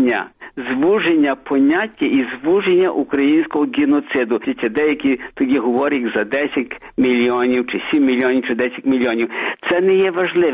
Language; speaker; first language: Ukrainian; early bilingual, heritage; Ukrainian